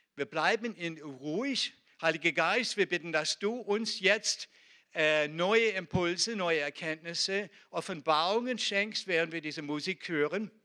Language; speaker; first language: German; non-native, fluent; Hebrew